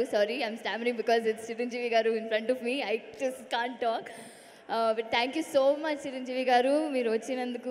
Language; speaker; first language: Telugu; non-native, learner; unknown